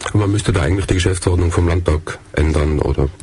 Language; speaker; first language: German; native; German